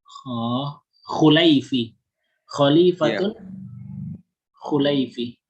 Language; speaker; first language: Arabic; non-native, fluent; Indonesian